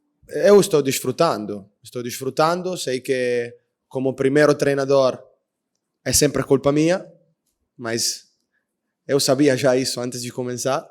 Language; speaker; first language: Portuguese; non-native, fluent; Italian